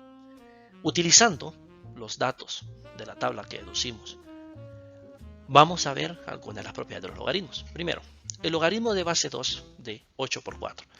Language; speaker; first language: Spanish; native; Spanish